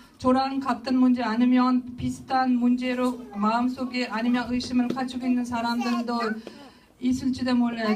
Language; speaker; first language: Korean; non-native, learner; Russian